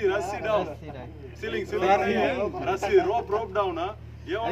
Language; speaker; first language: Hindi; non-native, local second language; Tamil